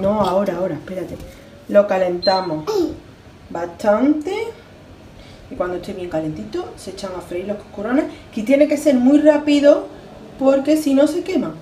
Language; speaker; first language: Spanish; native; Spanish